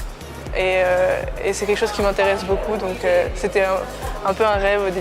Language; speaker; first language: French; native; French